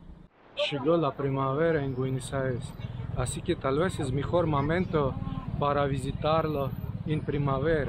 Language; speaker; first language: Spanish; non-native, learner; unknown